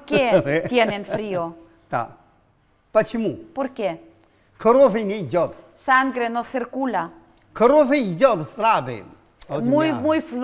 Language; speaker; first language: Spanish; non-native, learner; Russian